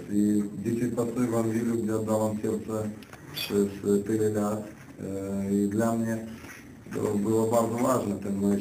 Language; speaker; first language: Polish; non-native, learner; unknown